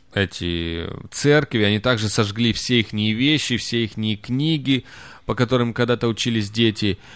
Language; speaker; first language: Russian; native; Russian